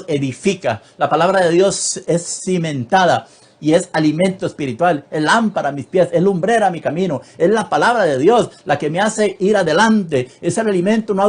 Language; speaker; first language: Spanish; native; Spanish